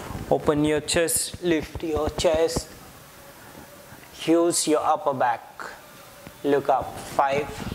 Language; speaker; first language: English; non-native, local second language; Hindi